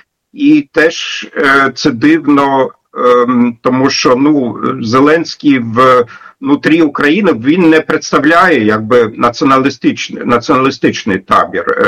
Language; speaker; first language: Ukrainian; non-native, fluent; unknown